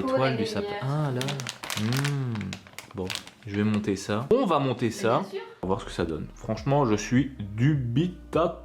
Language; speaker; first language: French; native; French